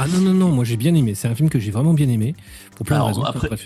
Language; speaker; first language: French; native; French